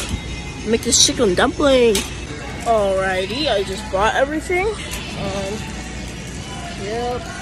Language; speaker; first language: English; native; English